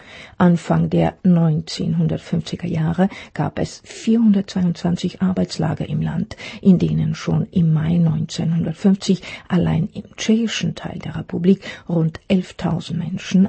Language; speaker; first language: German; non-native, fluent; Czech